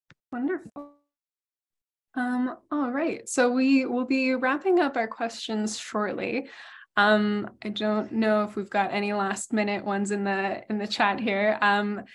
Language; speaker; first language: English; native; English